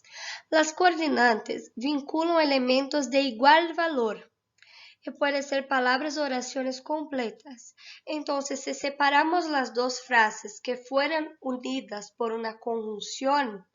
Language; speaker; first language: Spanish; non-native, fluent; Portuguese